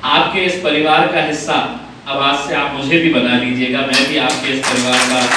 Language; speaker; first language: Hindi; non-native, local second language; Urdu